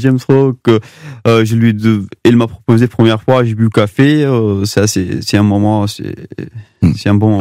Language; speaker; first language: French; non-native, learner; Pashto